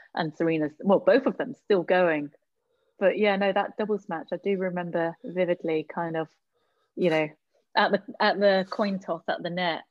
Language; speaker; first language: English; native; English